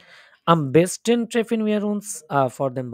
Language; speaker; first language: German; non-native, fluent; Bangla